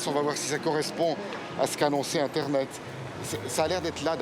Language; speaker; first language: French; native; French